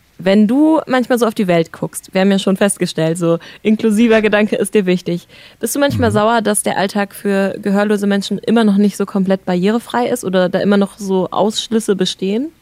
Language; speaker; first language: German; native; German